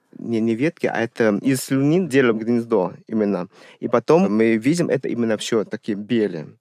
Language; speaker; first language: Russian; non-native, fluent; Chinese